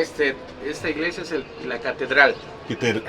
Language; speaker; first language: Spanish; native; Spanish